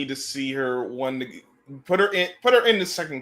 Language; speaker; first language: English; native; English